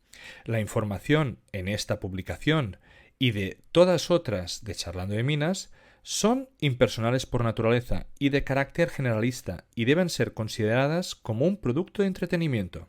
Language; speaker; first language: Spanish; native; Spanish